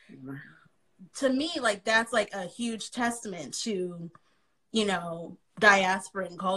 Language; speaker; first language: English; native; English